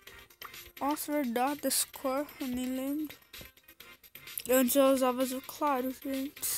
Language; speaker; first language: Portuguese; native; Portuguese